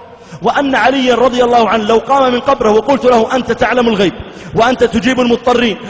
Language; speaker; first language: Arabic; native; Arabic